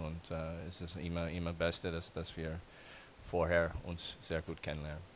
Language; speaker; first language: German; non-native, fluent; English